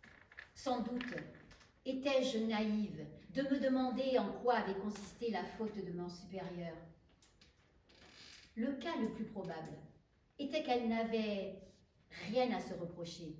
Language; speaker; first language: French; native; French